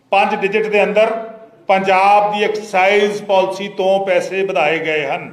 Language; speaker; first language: Hindi; non-native, local second language; Punjabi